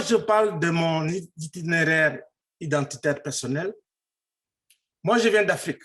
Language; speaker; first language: French; non-native, local second language; Fula